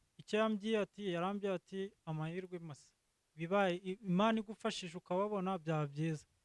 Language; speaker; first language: Kinyarwanda; native; Kinyarwanda